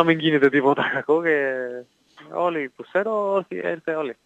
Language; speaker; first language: Greek; non-native, learner; Spanish